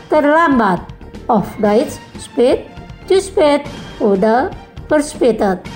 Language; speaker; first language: German; non-native, learner; Indonesian